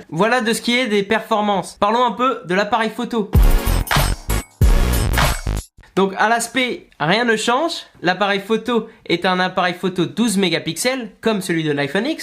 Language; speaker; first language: French; native; French